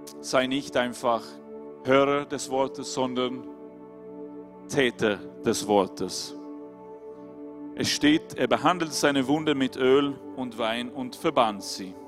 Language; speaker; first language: German; non-native, fluent; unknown